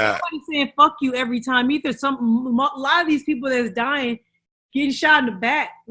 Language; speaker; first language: English; native; English